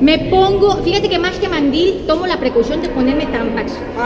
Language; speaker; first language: Spanish; native; Spanish